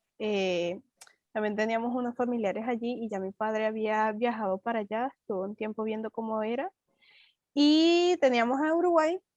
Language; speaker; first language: Spanish; native; Spanish